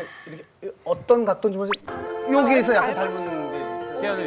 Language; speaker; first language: Korean; native; Korean